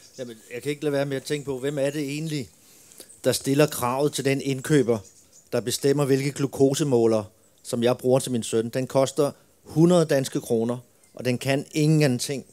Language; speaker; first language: Swedish; non-native, learner; Danish